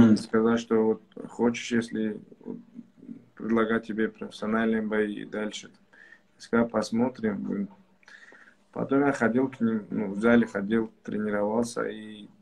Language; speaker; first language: Russian; non-native, local second language; Tajik